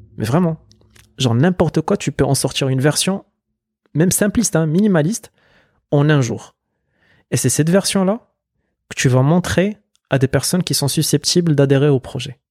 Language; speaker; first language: French; non-native, local second language; Arabic